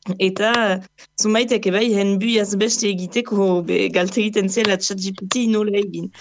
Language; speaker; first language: Basque; native; Basque